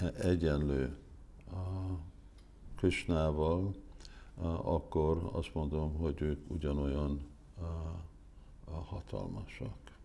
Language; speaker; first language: Hungarian; early bilingual, heritage; Hungarian